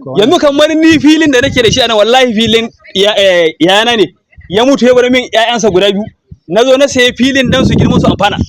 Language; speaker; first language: Hausa; native; Hausa